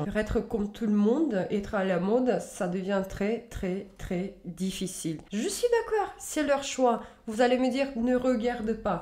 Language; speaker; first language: French; native; French